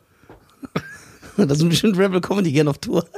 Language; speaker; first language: German; early bilingual, other home language; Persian